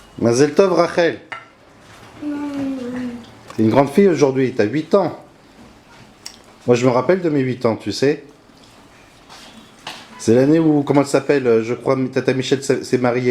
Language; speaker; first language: French; native; French